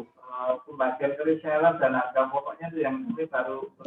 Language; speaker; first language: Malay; non-native, local second language; Javanese